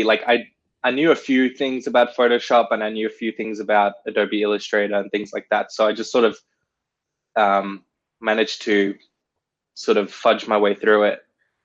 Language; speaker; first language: English; native; English